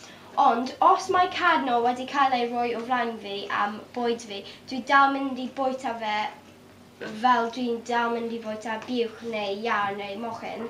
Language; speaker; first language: Welsh; non-native, local second language; English